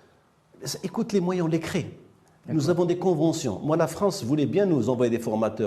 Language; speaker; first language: French; non-native, local second language; Arabic